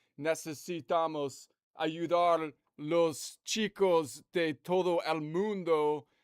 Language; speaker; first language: Spanish; non-native, learner; English